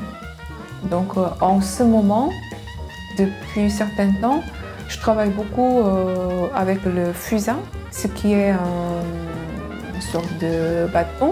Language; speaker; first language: French; non-native, fluent; Korean